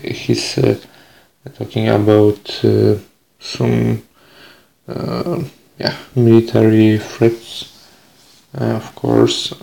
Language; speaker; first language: English; non-native, fluent; Polish